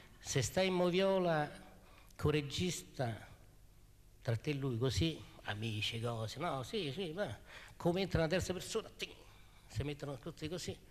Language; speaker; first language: Italian; native; Italian